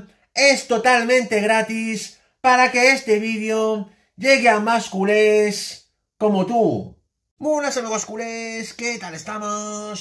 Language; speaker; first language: Spanish; native; Spanish